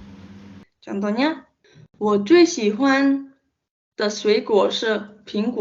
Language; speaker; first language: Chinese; non-native, fluent; Indonesian